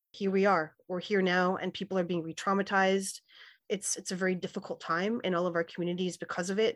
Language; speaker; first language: English; native; English